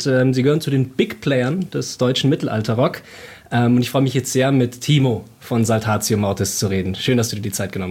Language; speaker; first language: German; native; German